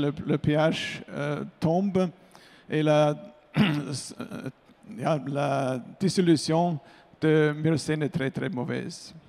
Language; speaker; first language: French; non-native, fluent; German